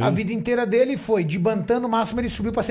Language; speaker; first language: Portuguese; native; Portuguese